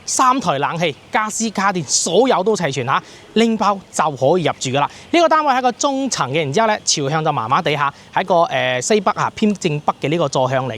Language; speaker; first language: Cantonese; native; Cantonese